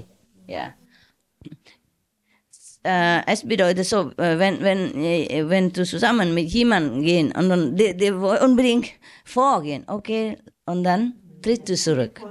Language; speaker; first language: German; non-native, learner; Vietnamese